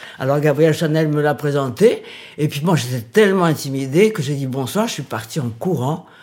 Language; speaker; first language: French; early bilingual, other home language; Portuguese